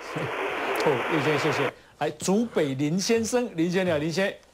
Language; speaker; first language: Chinese; native; Chinese